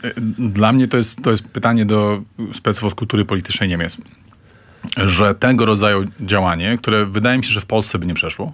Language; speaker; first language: Polish; native; Polish